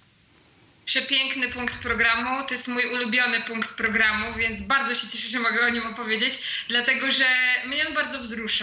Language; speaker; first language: Polish; native; Polish